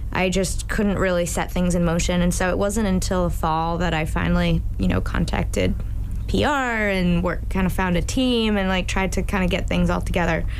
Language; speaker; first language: English; native; English